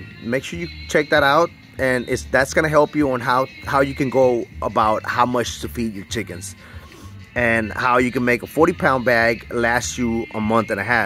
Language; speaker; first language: English; native; English